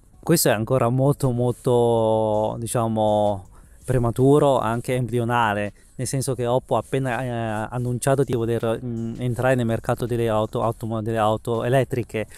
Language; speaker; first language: Italian; early bilingual, other home language; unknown